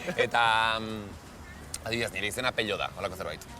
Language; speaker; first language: Basque; native; Basque